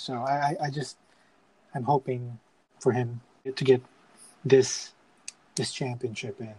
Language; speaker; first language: English; non-native, local second language; Filipino